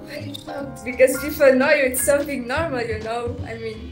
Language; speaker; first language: English; non-native, learner; Polish